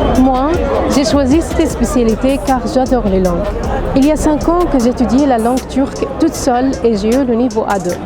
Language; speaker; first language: French; non-native, fluent; Arabic